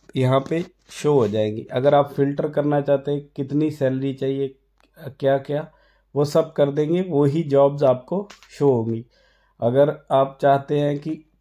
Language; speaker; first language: Hindi; non-native, local second language; Punjabi